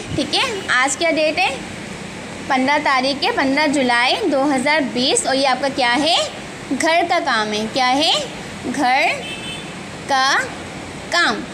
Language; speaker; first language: Urdu; native; Urdu